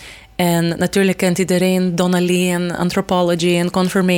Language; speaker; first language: Dutch; non-native, fluent; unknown